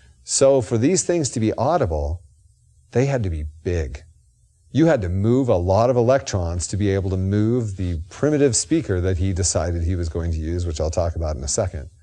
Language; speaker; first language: English; native; English